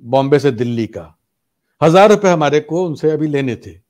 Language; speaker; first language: Hindi; native; Hindi